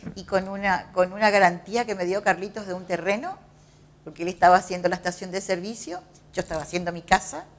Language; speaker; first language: Spanish; native; Spanish